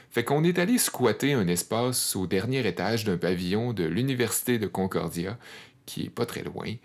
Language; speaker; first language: French; native; French